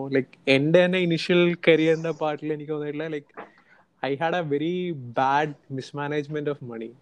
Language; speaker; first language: English; non-native, local second language; Malayalam